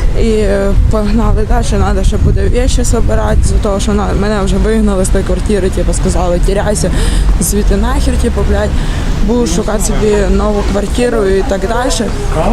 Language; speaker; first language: Ukrainian; native; Ukrainian